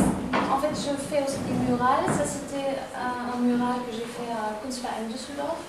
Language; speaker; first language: French; non-native, fluent; German